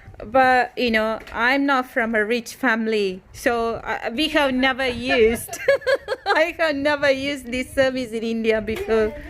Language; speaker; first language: English; non-native, local second language; Tamil